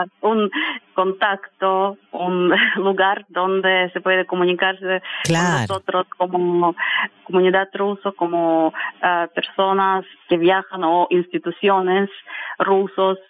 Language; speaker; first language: Spanish; non-native, fluent; Russian